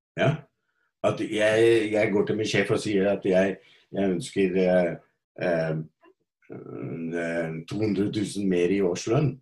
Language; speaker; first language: Norwegian; non-native, fluent; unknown